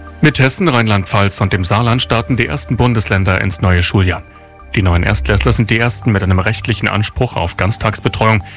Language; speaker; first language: German; native; German